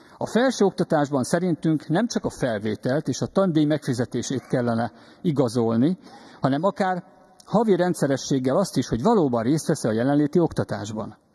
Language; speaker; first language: Hungarian; native; Hungarian